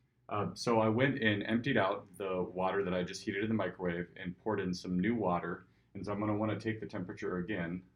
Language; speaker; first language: English; native; English